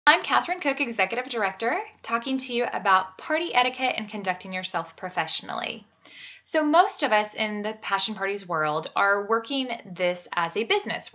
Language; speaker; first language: English; native; English